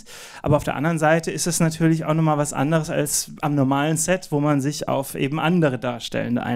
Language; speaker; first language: German; native; German